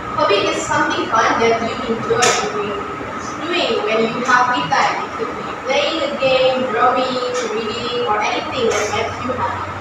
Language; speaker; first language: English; non-native, fluent; Indonesian